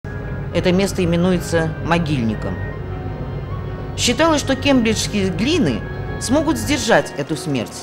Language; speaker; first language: Russian; native; Russian